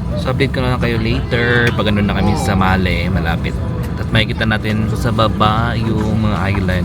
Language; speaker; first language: Filipino; non-native, local second language; Waray